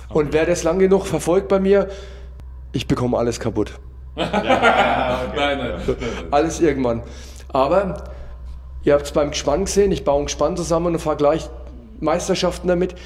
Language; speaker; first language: German; native; German